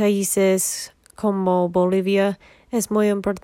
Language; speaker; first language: Spanish; non-native, learner; English